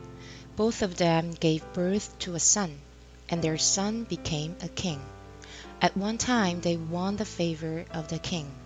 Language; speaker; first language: English; non-native, fluent; Korean